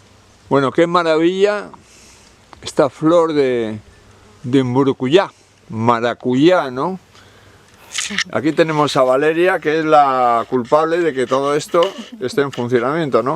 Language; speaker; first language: Spanish; native; Spanish